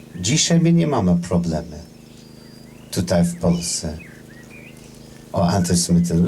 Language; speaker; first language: Polish; non-native, learner; English